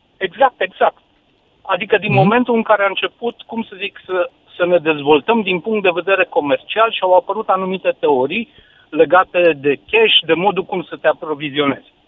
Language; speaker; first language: Romanian; native; Romanian